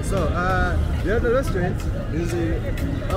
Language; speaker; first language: English; non-native, learner; Kinyarwanda